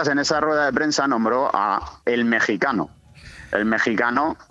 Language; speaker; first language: Spanish; native; Spanish